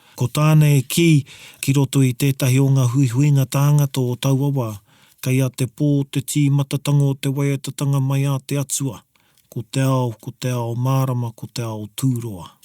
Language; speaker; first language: Māori; non-native, local second language; English